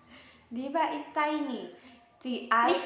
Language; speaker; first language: English; non-native, learner; Indonesian